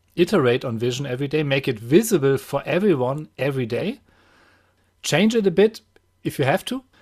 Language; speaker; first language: English; non-native, fluent; German